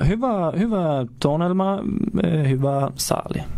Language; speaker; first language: Finnish; non-native, learner; Swedish